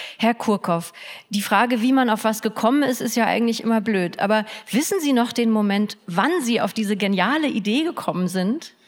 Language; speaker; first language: German; native; German